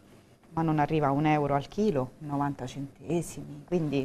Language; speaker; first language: Italian; native; Italian